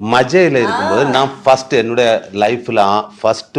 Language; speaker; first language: Tamil; non-native, learner; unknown